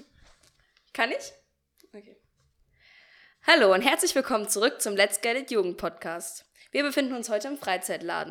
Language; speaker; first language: German; native; German